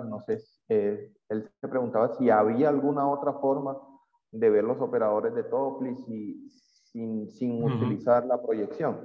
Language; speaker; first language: Spanish; native; Spanish